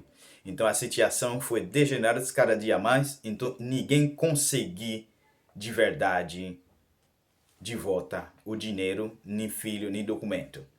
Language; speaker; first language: Portuguese; non-native, learner; Haitian Creole